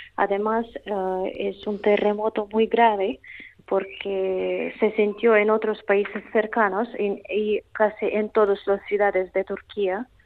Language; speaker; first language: Spanish; non-native, fluent; Russian